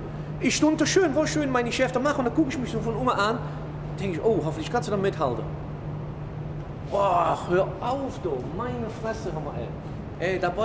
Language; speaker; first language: German; native; German